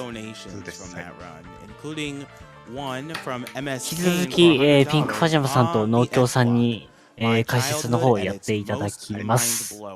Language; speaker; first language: Japanese; native; Japanese